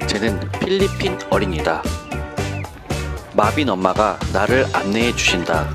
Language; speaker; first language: Korean; native; Korean